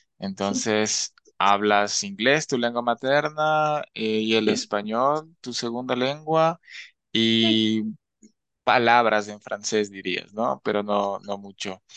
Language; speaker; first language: Spanish; native; Spanish